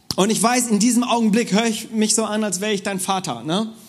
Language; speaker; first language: German; non-native, fluent; Korean